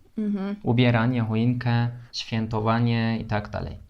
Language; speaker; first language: Polish; non-native, learner; Turkish